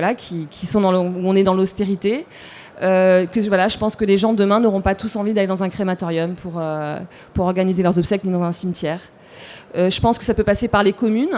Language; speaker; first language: French; native; French